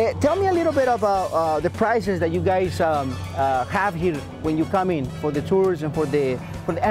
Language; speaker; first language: English; non-native, fluent; Spanish